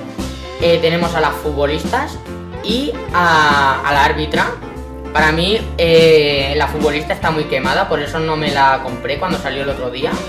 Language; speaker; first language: Spanish; native; Spanish